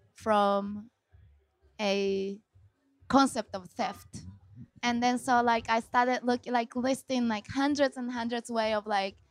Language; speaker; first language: English; non-native, fluent; Japanese